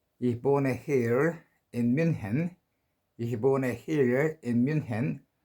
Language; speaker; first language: German; non-native, learner; Korean